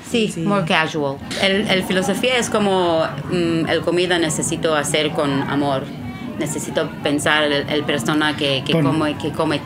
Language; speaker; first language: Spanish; non-native, learner; Hebrew